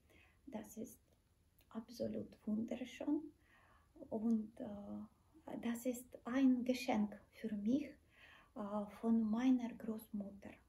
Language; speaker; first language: German; non-native, learner; Ukrainian